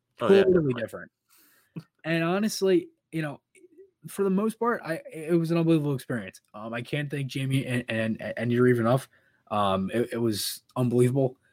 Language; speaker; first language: English; native; English